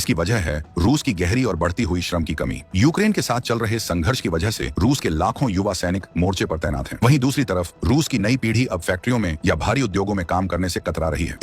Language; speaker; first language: Hindi; native; Hindi